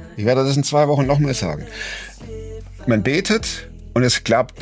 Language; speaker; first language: German; native; German